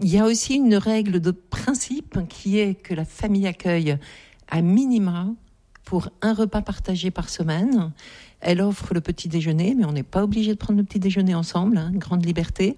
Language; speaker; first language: French; native; French